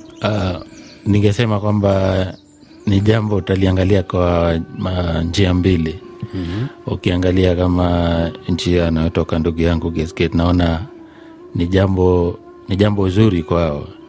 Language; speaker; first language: Swahili; non-native, local second language; Gusii